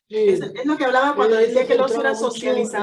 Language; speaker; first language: Spanish; native; Spanish